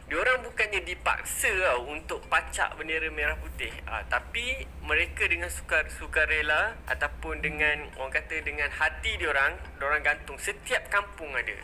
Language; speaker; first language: Malay; native; Malay